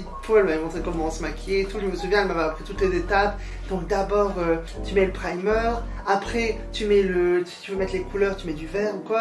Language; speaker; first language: French; native; French